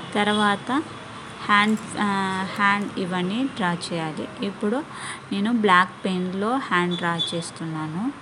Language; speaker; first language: Telugu; non-native, learner; Tamil